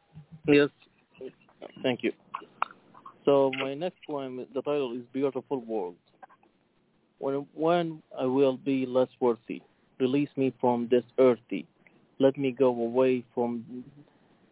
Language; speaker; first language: English; non-native, fluent; Arabic